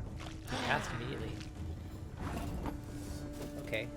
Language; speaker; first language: English; native; English